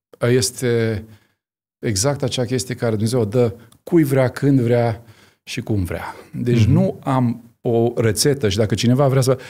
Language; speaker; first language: Romanian; native; Romanian